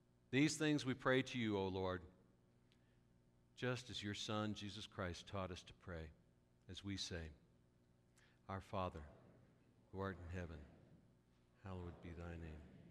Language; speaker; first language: English; native; English